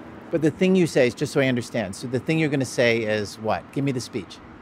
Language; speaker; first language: English; native; English